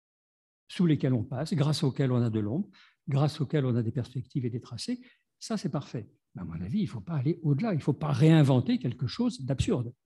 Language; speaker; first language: French; native; French